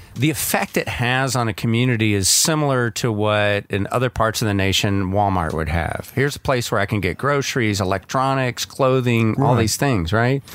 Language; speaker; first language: English; native; English